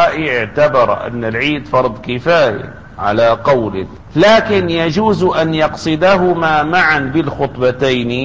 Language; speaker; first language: Arabic; native; Arabic